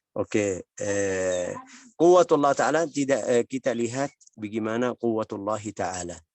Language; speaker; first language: Indonesian; non-native, learner; Arabic